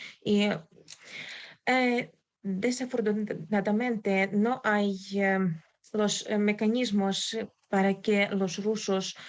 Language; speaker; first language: Spanish; non-native, learner; Ukrainian